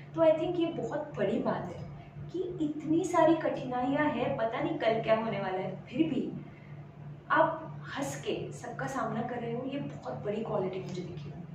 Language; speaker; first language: Hindi; non-native, local second language; Marathi